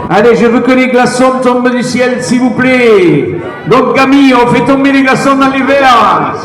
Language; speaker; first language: French; native; French